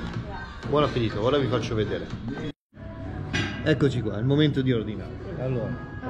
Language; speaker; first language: Italian; native; Italian